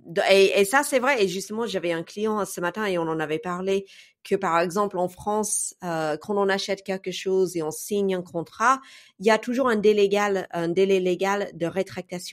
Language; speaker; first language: French; non-native, fluent; English